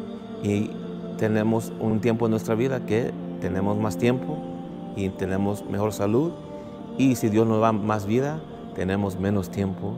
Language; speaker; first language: Spanish; non-native, fluent; English